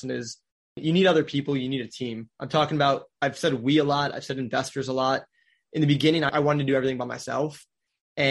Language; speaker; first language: English; native; English